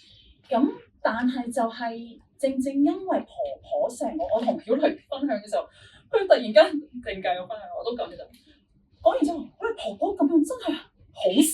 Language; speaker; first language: Cantonese; native; Cantonese